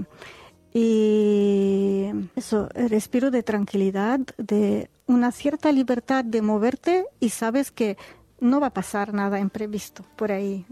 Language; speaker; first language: Spanish; non-native, fluent; Arabic